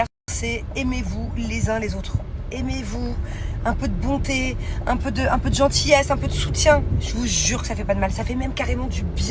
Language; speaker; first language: French; native; French